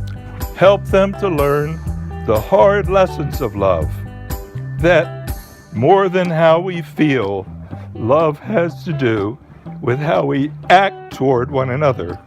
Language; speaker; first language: English; native; English